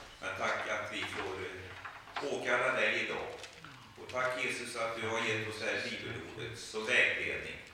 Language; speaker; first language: Swedish; native; Swedish